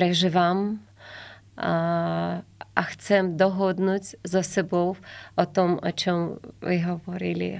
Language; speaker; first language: Slovak; non-native, learner; Ukrainian